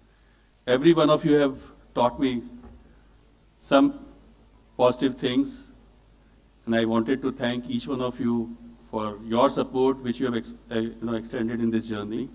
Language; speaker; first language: English; non-native, local second language; Hindi